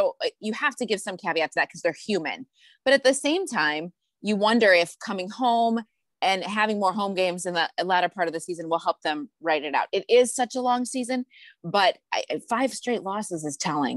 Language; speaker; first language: English; native; English